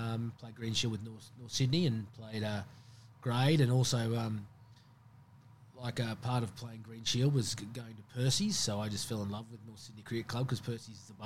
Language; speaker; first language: English; native; English